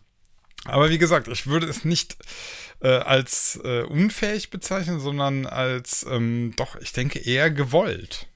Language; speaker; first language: German; native; German